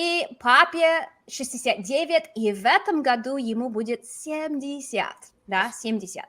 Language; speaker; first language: Russian; non-native, fluent; English